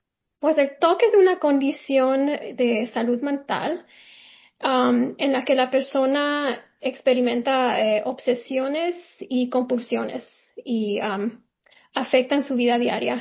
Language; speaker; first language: Spanish; early bilingual, heritage; Spanish